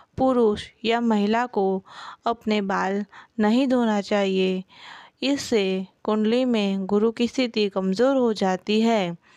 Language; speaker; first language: Hindi; non-native, local second language; Gujarati